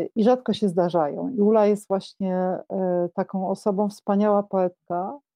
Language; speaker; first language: Polish; native; Polish